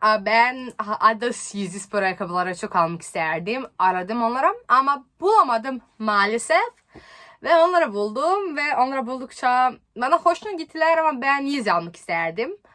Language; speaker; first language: Turkish; non-native, learner; Serbian